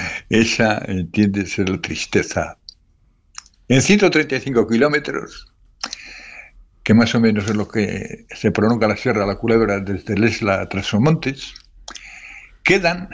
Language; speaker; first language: Spanish; native; Spanish